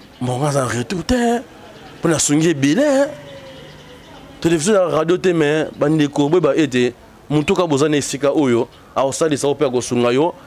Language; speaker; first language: Lingala; non-native, local second language; Kongo